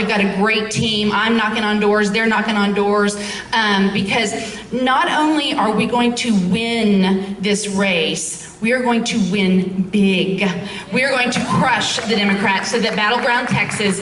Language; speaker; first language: English; native; English